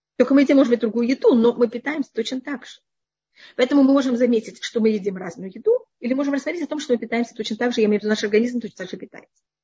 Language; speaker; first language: Russian; native; Russian